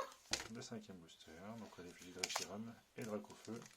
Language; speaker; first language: French; native; French